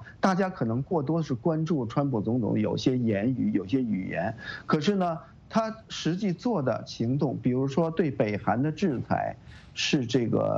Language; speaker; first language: Chinese; native; Chinese